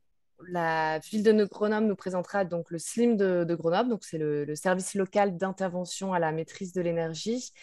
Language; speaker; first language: French; native; French